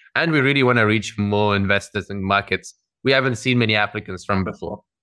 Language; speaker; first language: English; early bilingual, other home language; Russian